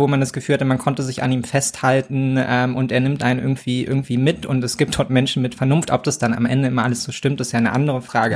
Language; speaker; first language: German; native; German